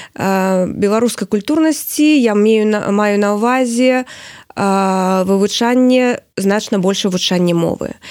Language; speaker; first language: Belarusian; non-native, local second language; Russian